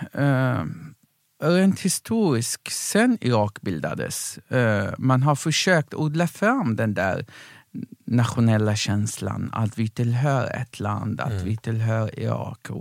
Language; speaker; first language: Swedish; non-native, fluent; Arabic